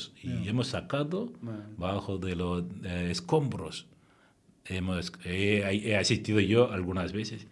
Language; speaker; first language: Spanish; non-native, fluent; Tamil